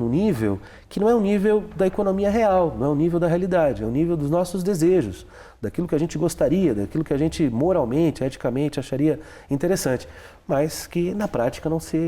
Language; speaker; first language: Portuguese; native; Portuguese